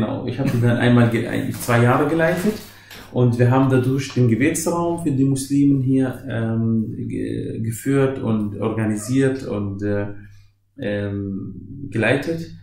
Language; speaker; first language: German; non-native, fluent; Arabic